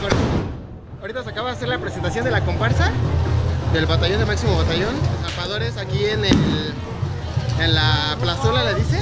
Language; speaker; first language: Spanish; native; Spanish